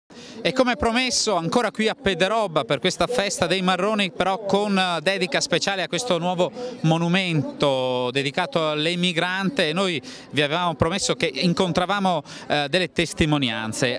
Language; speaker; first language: Italian; native; Italian